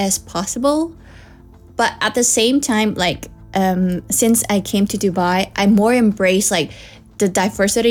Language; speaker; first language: English; non-native, local second language; Cantonese